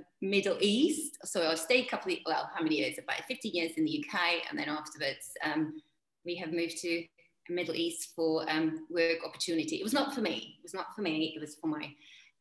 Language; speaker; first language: English; non-native, fluent; Czech